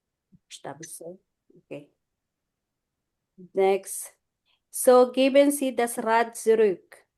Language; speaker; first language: German; non-native, fluent; Filipino